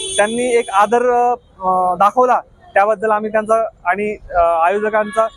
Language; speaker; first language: Marathi; non-native, local second language; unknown